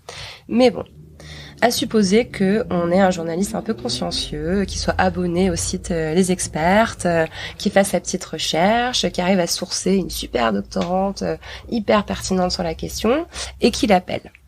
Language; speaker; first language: French; native; French